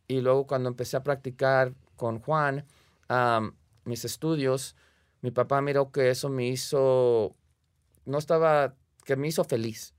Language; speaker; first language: Spanish; early bilingual, heritage; Spanish